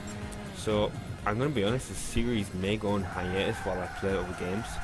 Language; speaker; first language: English; native; English